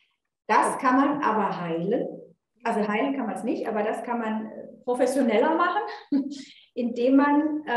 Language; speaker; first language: German; native; German